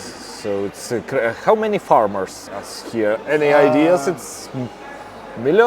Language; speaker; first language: English; non-native, fluent; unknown